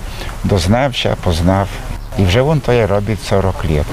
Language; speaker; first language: Polish; non-native, local second language; Belarusian